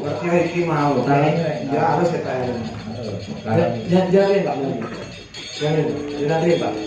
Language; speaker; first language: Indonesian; non-native, local second language; Javanese